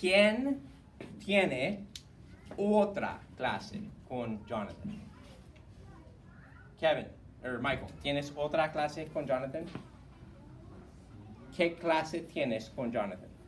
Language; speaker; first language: Spanish; non-native, fluent; English